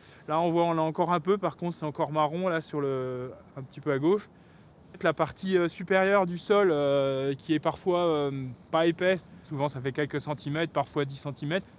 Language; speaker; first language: French; native; French